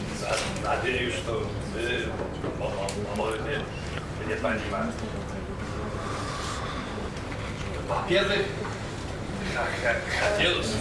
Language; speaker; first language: Russian; non-native, fluent; Polish